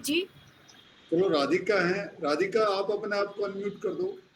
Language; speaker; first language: Hindi; native; Hindi